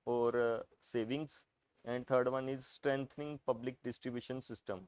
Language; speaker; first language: English; non-native, local second language; Punjabi